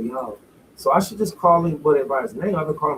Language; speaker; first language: English; native; English